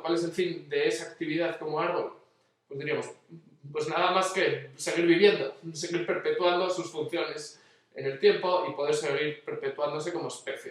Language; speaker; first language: Spanish; native; Spanish